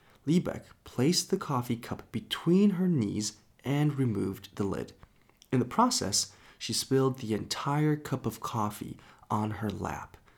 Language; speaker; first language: English; non-native, fluent; Chinese